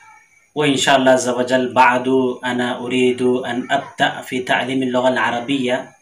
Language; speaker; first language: Arabic; non-native, fluent; Urdu